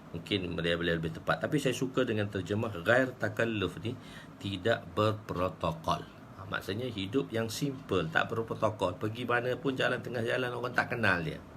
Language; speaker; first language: Malay; native; Malay